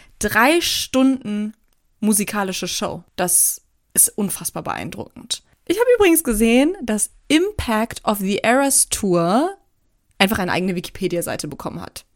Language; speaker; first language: German; early bilingual, other home language; Turkish